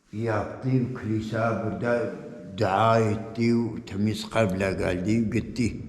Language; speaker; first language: Turkish; non-native, local second language; Turoyo